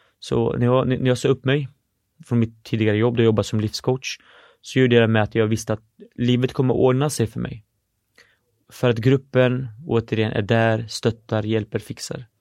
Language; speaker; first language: Swedish; early bilingual, other home language; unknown